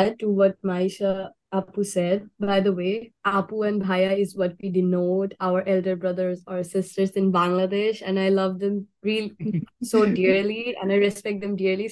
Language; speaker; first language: English; non-native, local second language; Bangla